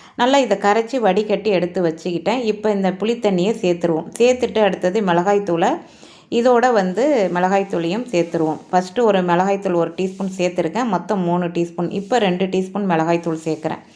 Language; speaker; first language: Tamil; native; Tamil